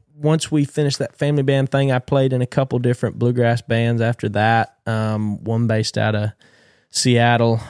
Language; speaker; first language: English; native; English